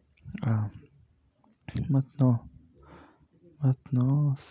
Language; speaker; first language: French; non-native, learner; Portuguese